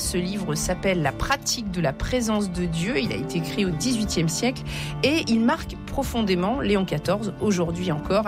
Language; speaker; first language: French; native; French